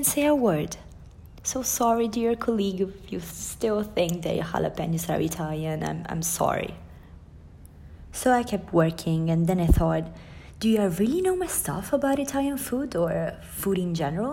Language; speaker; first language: English; non-native, fluent; Italian